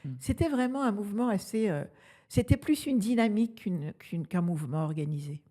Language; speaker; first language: French; native; French